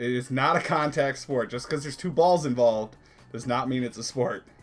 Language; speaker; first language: English; native; English